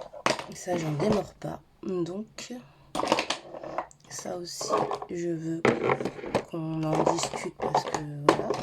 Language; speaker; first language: French; native; French